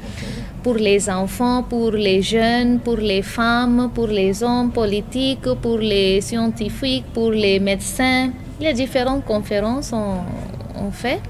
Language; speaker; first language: French; non-native, fluent; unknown